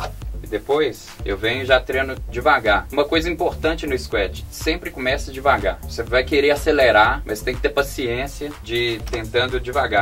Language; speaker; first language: Portuguese; native; Portuguese